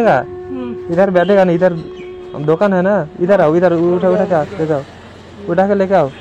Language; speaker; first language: Hindi; non-native, local second language; Bangla